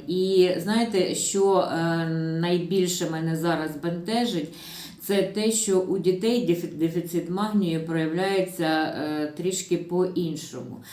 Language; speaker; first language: Ukrainian; non-native, local second language; Russian